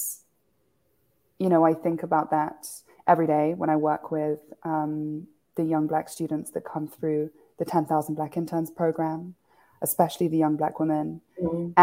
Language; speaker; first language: English; native; English